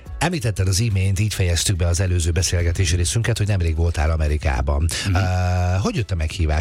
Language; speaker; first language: Hungarian; native; Hungarian